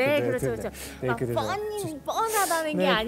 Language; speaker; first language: Korean; native; Korean